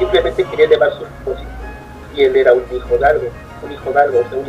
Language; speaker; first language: Spanish; native; Spanish